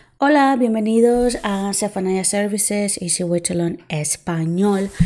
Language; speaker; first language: Spanish; non-native, fluent; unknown